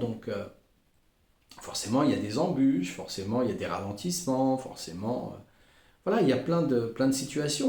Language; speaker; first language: French; native; French